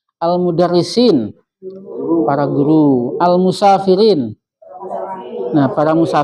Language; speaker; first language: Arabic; non-native, fluent; Indonesian